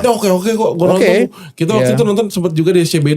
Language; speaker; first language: Indonesian; native; Indonesian